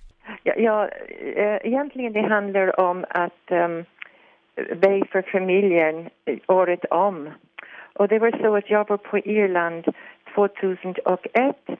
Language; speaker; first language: Swedish; non-native, fluent; English